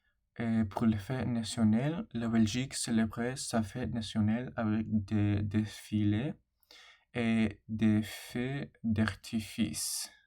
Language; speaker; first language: French; non-native, learner; English